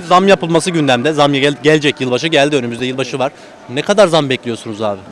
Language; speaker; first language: Turkish; native; Turkish